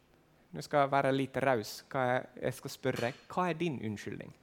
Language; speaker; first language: Swedish; non-native, fluent; Finnish